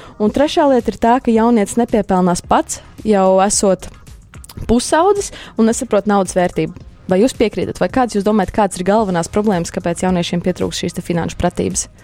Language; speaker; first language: Latvian; native; Latvian